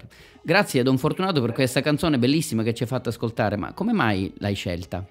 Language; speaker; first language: Italian; native; Italian